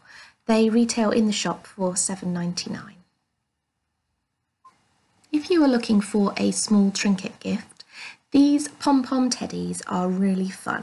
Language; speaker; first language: English; native; English